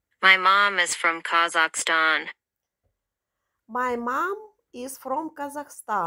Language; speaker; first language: English; non-native, fluent; Russian